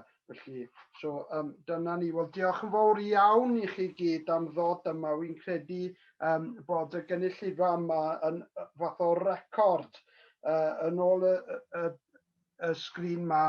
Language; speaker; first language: Welsh; native; Welsh